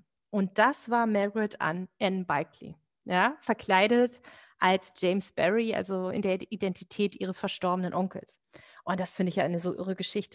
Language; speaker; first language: German; native; German